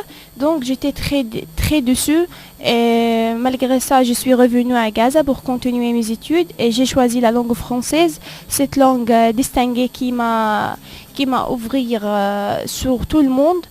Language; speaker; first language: French; non-native, fluent; Arabic